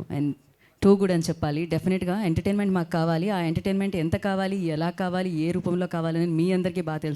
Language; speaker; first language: Telugu; native; Telugu